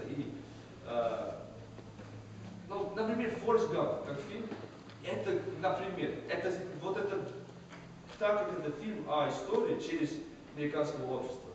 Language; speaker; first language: Russian; non-native, fluent; English